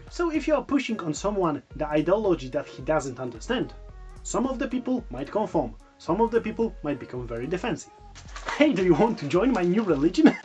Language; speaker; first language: English; non-native, fluent; Polish